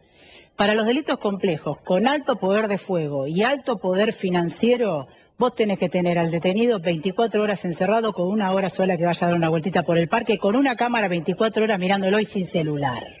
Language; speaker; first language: Spanish; native; Spanish